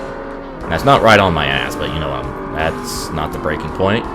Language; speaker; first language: English; native; English